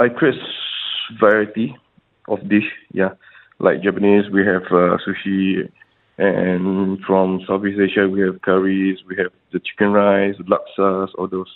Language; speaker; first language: English; non-native, local second language; Chinese